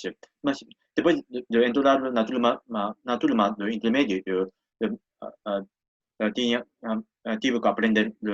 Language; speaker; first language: Portuguese; non-native, learner; Japanese